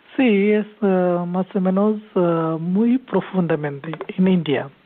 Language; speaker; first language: Spanish; non-native, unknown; Malayalam